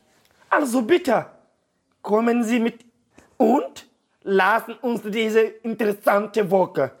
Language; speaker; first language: German; non-native, learner; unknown